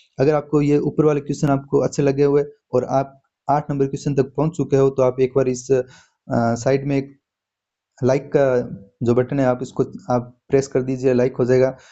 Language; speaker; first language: Hindi; native; Hindi